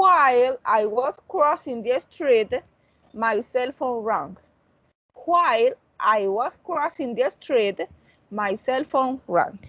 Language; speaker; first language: English; non-native, learner; Spanish